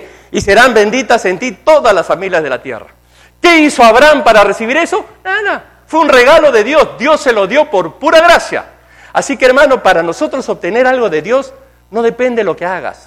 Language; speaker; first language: Spanish; native; Spanish